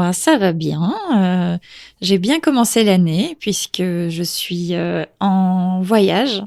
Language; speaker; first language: French; native; French